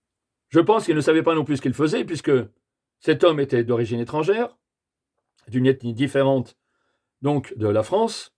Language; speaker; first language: French; native; French